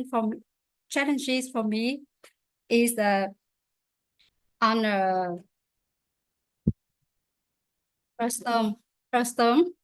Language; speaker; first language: English; non-native, learner; Vietnamese